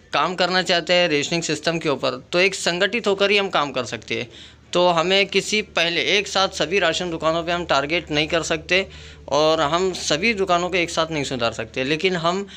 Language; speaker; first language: Hindi; non-native, local second language; Urdu